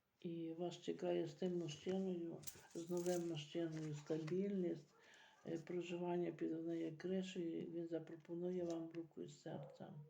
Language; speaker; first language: Ukrainian; native; Ukrainian